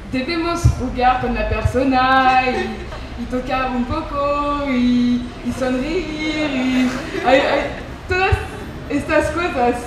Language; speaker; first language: Spanish; non-native, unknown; French